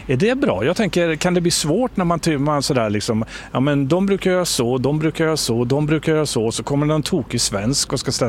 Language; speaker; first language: Swedish; native; Swedish